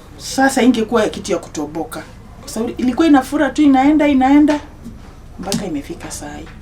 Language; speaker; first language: Swahili; non-native, local second language; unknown